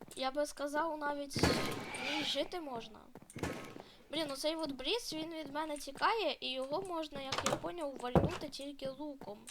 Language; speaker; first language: Ukrainian; native; Ukrainian